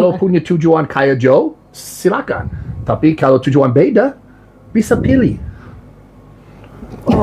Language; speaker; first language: Indonesian; non-native, learner; English